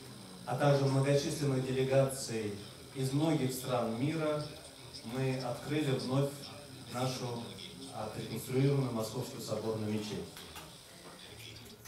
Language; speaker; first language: Russian; native; Russian